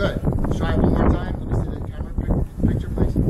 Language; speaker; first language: English; native; English